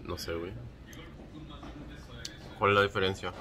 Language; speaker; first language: Spanish; native; Spanish